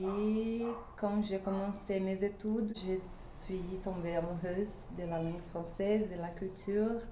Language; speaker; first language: French; non-native, fluent; Portuguese